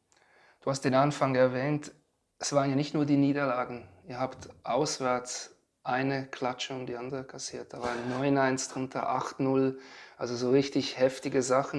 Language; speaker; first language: German; native; German